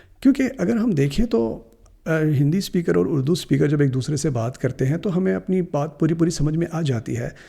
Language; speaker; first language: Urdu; native; Urdu